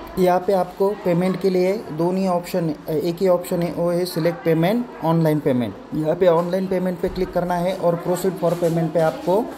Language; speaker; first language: Hindi; non-native, local second language; Marathi